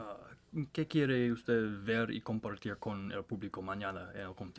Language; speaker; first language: Spanish; non-native, learner; English